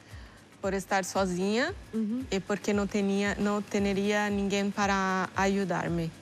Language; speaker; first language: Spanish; non-native, learner; Portuguese